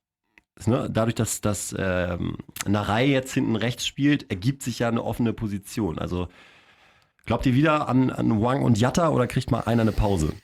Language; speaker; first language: German; native; German